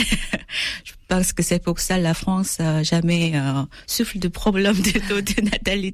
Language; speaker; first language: French; non-native, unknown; Korean